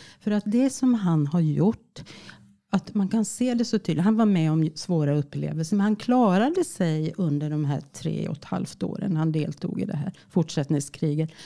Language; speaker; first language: Swedish; native; Swedish